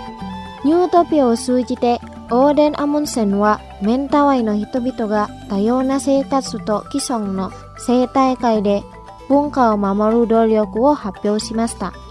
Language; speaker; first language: Japanese; non-native, fluent; Indonesian